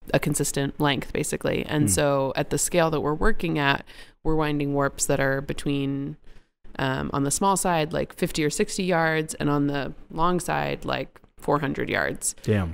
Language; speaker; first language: English; native; English